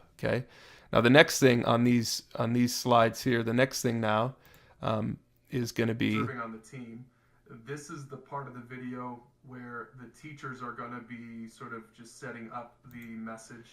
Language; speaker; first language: English; native; English